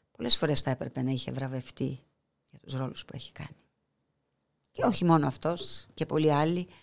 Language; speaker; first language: Greek; non-native, fluent; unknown